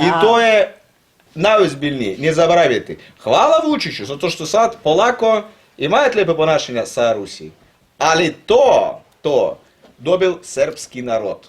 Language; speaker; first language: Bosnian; non-native, learner; Russian